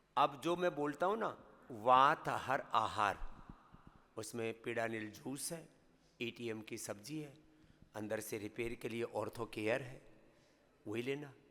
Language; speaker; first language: Hindi; native; Hindi